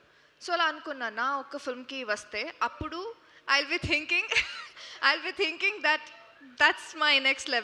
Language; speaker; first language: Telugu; non-native, fluent; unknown